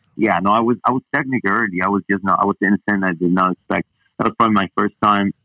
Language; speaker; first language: English; non-native, fluent; Spanish